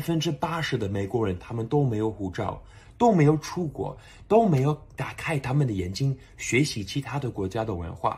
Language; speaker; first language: Chinese; non-native, fluent; English